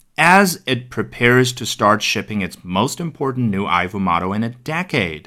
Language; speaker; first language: English; non-native, fluent; Chinese